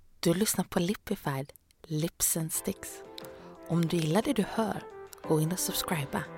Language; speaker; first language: Swedish; native; Swedish